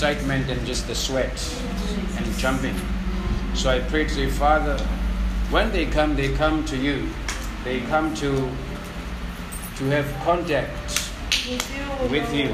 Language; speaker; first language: English; non-native, local second language; Zulu